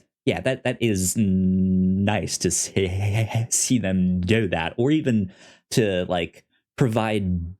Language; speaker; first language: English; native; English